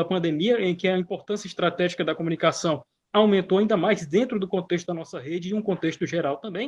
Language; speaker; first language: Portuguese; native; Portuguese